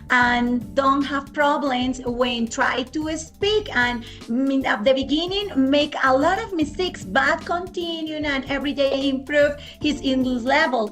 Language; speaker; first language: English; non-native, fluent; Spanish